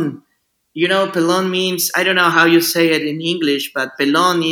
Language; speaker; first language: English; non-native, learner; Spanish